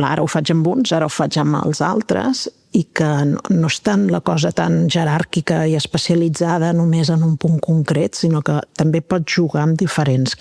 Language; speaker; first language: Catalan; native; Catalan